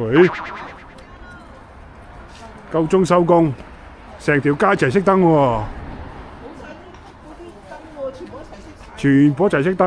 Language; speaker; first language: Cantonese; native; Cantonese